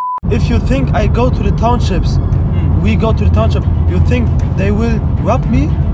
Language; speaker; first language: English; non-native, learner; German